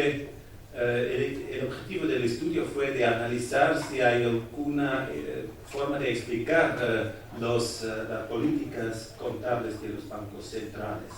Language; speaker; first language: Spanish; non-native, fluent; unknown